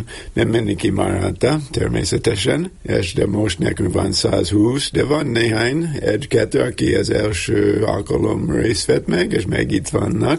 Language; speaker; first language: Hungarian; non-native, learner; English